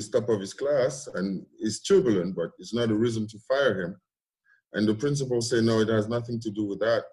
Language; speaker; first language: English; non-native, local second language; French